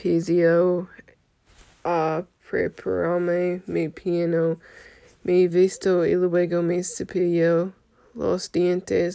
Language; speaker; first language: Spanish; non-native, learner; English